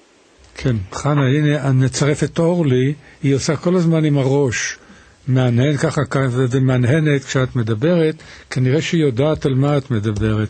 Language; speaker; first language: Hebrew; native; Hebrew